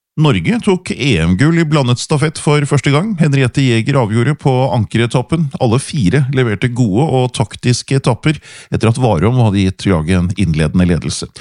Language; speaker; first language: Norwegian; native; Norwegian